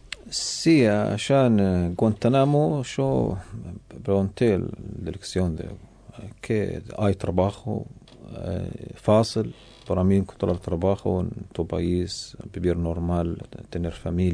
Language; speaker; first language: Spanish; non-native, learner; Arabic